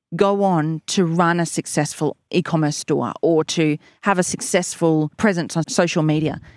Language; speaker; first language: English; native; English